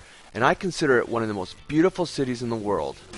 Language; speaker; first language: English; native; English